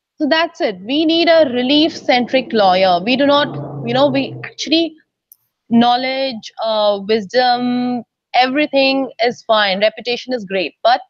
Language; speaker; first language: English; non-native, local second language; Odia